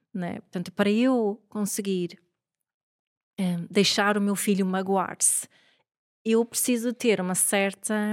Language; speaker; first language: Portuguese; non-native, fluent; Swedish